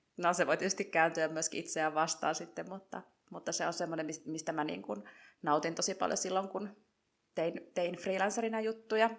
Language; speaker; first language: Finnish; native; Finnish